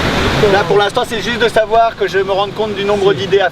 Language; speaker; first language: French; native; French